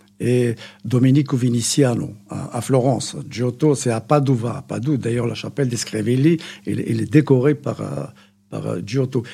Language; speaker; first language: French; non-native, local second language; Arabic